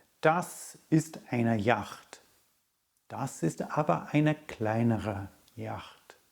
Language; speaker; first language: German; non-native, fluent; English